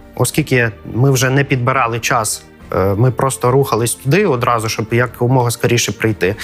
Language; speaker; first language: Ukrainian; native; Ukrainian